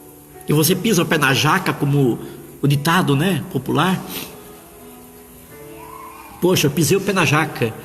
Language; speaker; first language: Portuguese; native; Portuguese